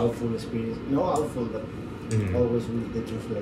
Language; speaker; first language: English; non-native, learner; Spanish